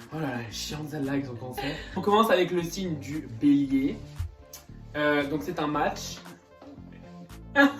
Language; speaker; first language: French; native; French